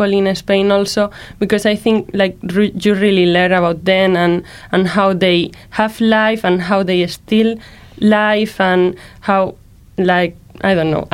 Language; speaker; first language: English; non-native, learner; Spanish